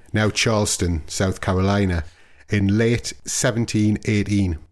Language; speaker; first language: English; native; English